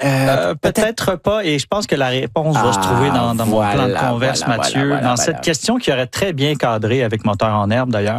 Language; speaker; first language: French; native; French